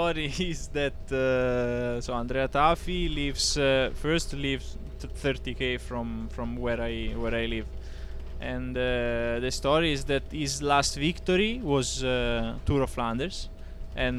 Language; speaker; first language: English; non-native, learner; Italian